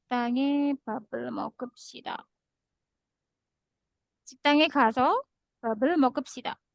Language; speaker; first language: Korean; non-native, fluent; Indonesian